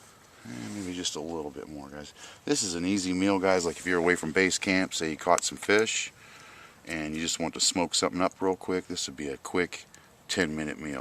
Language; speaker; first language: English; native; English